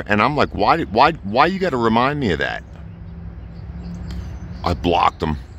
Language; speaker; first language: English; native; English